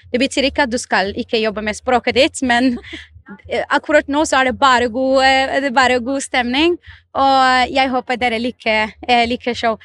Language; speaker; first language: Norwegian; non-native, fluent; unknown